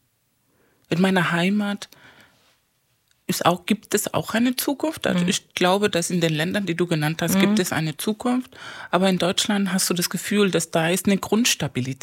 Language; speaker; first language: German; non-native, fluent; Spanish